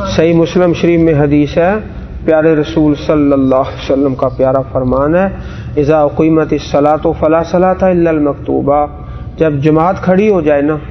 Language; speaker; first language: Urdu; non-native, local second language; Punjabi